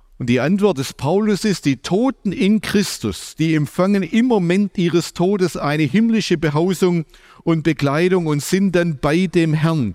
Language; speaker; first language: German; native; German